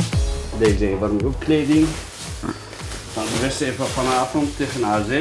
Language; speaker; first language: Dutch; non-native, fluent; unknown